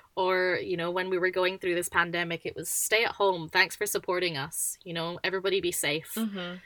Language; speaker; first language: English; native; English